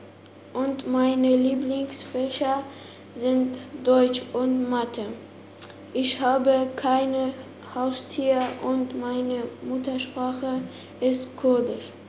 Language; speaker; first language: German; early bilingual, other home language; Kurdish